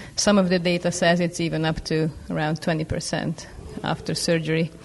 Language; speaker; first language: English; non-native, fluent; Hungarian